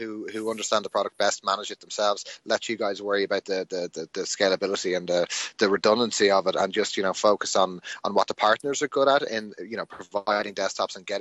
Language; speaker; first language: English; native; English